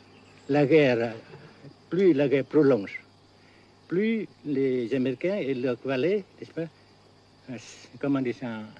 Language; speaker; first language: French; non-native, fluent; Vietnamese